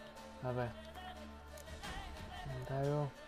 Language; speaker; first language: Spanish; early bilingual, heritage; Spanish